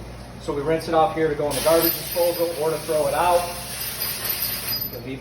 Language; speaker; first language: English; native; English